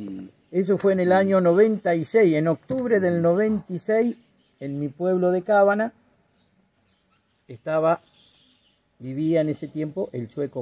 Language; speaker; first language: Spanish; native; Spanish